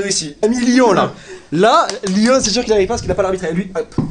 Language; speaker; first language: French; native; French